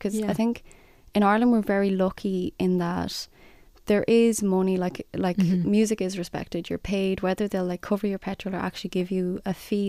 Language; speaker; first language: English; native; English